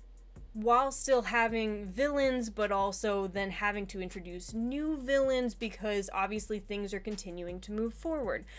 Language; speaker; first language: English; native; English